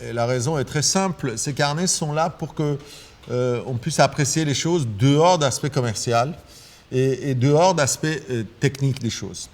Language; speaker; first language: French; non-native, fluent; Persian